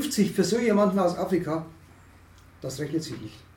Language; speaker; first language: German; native; German